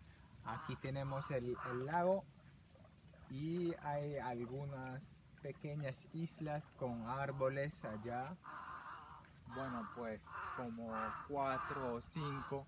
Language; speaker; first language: Spanish; non-native, fluent; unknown